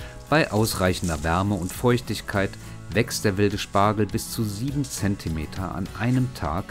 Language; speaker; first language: German; native; German